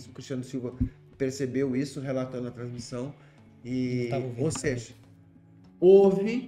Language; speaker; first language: Portuguese; native; Portuguese